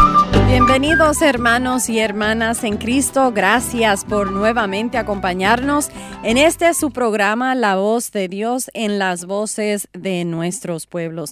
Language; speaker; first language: Spanish; native; Spanish